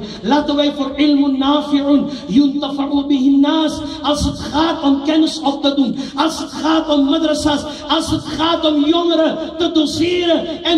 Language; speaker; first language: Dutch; non-native, local second language; Urdu